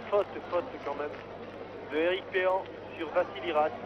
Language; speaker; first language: French; native; French